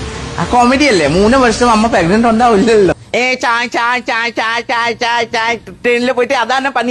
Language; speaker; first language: Malayalam; non-native, fluent; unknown